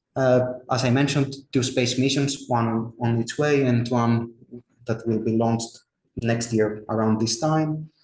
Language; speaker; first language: English; non-native, fluent; Greek